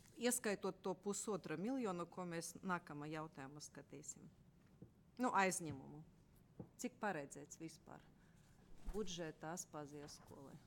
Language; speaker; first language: Latvian; non-native, local second language; Russian